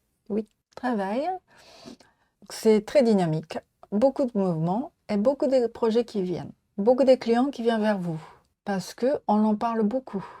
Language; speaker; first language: French; non-native, learner; Japanese